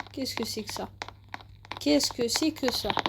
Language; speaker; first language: French; native; French